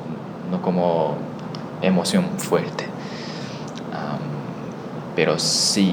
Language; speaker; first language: Spanish; non-native, learner; Chinese